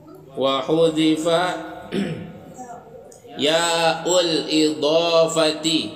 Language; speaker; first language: Arabic; non-native, fluent; Indonesian